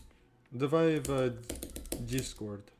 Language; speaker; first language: Russian; non-native, learner; English